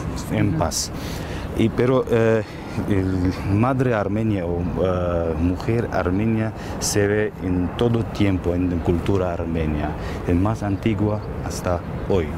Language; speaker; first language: Spanish; non-native, learner; Armenian